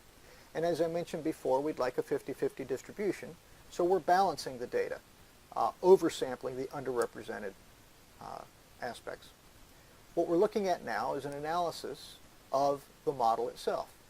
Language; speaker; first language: English; native; English